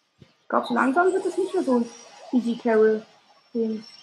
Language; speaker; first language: German; native; German